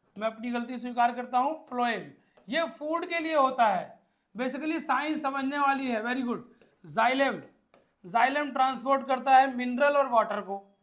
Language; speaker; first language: Hindi; native; Hindi